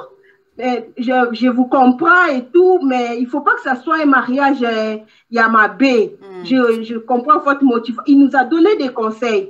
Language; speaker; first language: French; non-native, local second language; Lingala